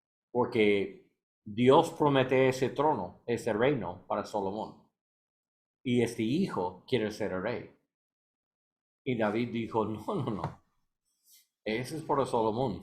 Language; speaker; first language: Spanish; non-native, learner; English